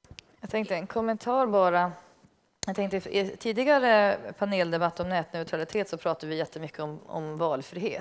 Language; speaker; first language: Swedish; native; Swedish